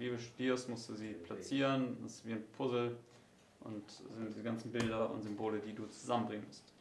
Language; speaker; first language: German; native; German